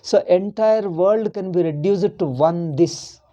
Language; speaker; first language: English; non-native, local second language; Kannada